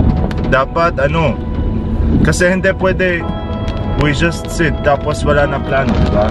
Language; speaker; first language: Filipino; non-native, learner; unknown